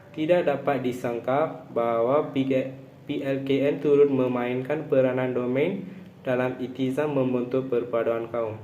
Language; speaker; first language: Malay; non-native, local second language; Tamil